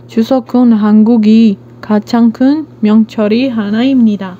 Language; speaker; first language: Korean; non-native, learner; Spanish